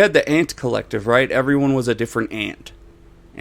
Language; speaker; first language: English; native; English